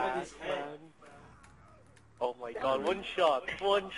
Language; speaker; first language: English; native; English